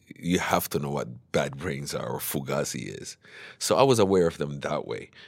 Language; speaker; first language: English; early bilingual, other home language; Amharic